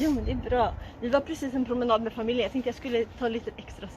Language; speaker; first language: Swedish; native; Swedish